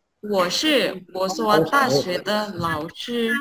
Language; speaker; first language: Chinese; non-native, fluent; Indonesian